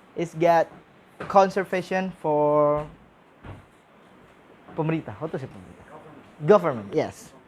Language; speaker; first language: English; non-native, learner; Indonesian